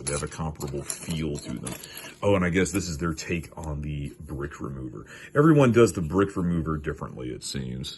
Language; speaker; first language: English; native; English